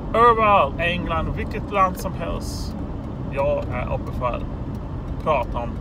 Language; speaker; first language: Swedish; non-native, fluent; English